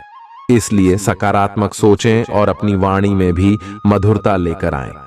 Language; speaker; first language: Hindi; native; Hindi